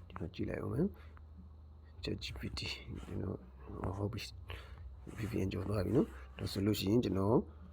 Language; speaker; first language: Burmese; native; Burmese